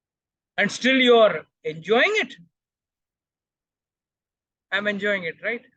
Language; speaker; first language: English; non-native, local second language; Hindi